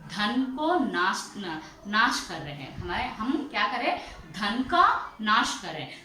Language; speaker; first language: Hindi; non-native, local second language; Telugu